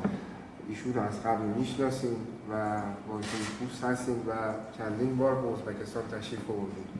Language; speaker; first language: Persian; non-native, fluent; Uzbek